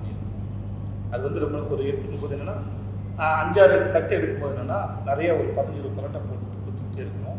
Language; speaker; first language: Tamil; native; Tamil